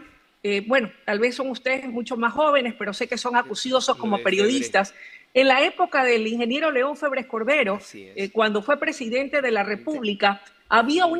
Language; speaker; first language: Spanish; native; Spanish